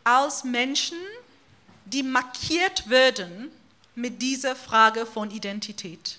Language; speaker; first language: German; non-native, fluent; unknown